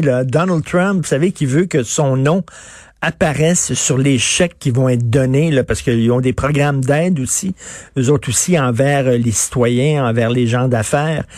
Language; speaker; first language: French; native; French